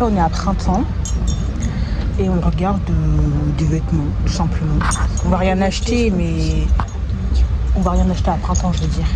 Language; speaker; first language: French; native; French